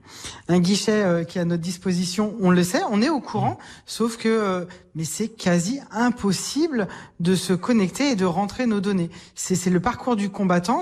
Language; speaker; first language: French; native; French